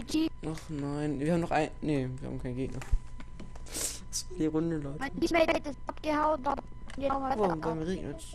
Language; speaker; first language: German; native; German